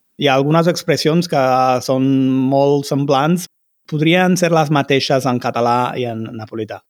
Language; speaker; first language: Catalan; non-native, fluent; Italian